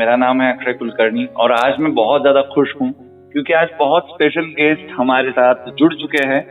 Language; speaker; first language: Hindi; non-native, local second language; Marathi